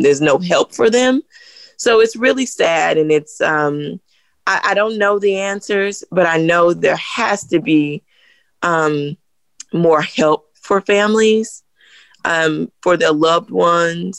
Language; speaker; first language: English; native; English